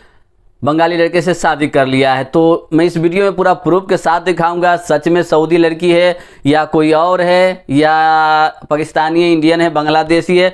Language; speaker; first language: Hindi; native; Hindi